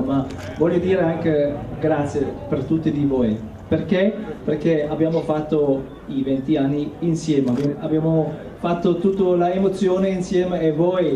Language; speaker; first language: Italian; non-native, learner; German